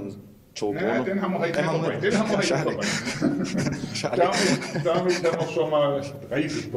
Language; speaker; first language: German; native; German